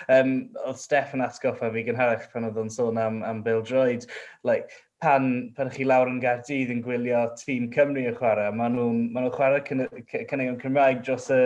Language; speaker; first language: Welsh; non-native, local second language; English